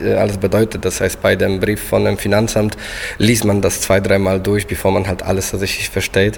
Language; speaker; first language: German; non-native, fluent; Polish